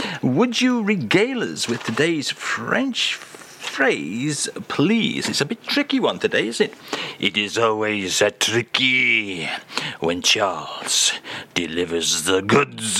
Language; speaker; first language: English; native; English